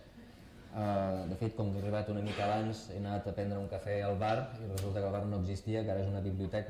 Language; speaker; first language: Catalan; native; Catalan